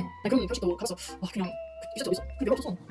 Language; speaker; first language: Korean; non-native, fluent; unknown